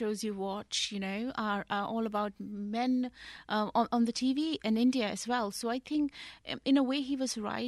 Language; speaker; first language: English; non-native, local second language; Punjabi